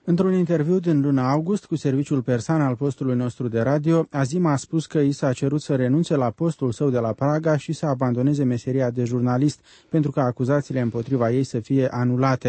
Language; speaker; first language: Romanian; native; Romanian